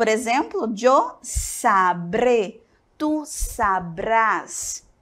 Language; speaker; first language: Spanish; non-native, learner; Portuguese